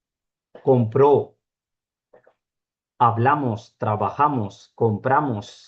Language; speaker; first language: Spanish; non-native, fluent; Urdu